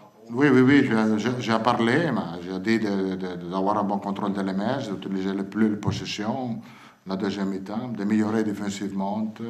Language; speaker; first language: French; non-native, fluent; Italian